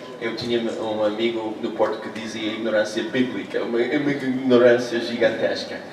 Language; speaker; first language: Portuguese; non-native, fluent; English